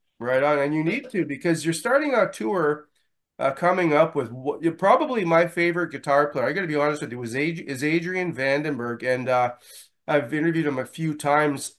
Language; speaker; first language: English; native; English